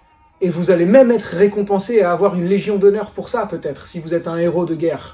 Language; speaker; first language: French; native; French